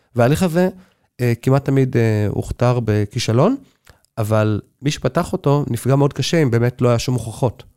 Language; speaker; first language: Hebrew; native; Hebrew